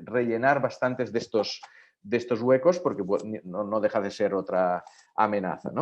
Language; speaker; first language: Spanish; native; Spanish